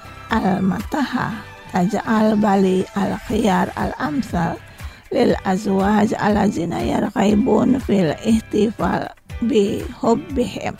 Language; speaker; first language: Arabic; non-native, fluent; Indonesian